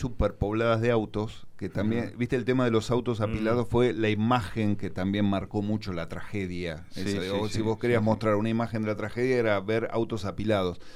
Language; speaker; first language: Spanish; native; Spanish